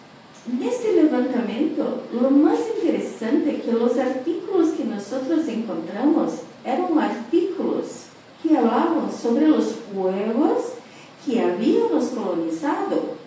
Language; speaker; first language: Spanish; non-native, fluent; Portuguese